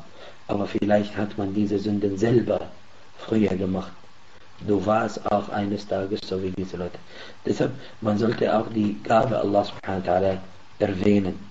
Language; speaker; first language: German; non-native, fluent; Arabic